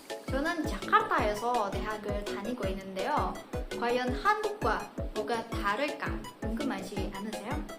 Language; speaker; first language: Korean; non-native, fluent; Indonesian